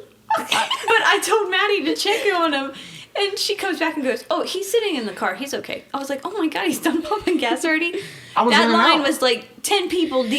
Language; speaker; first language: English; native; English